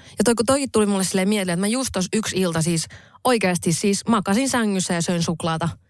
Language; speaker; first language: Finnish; native; Finnish